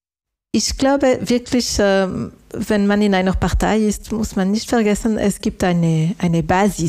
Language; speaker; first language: German; non-native, local second language; French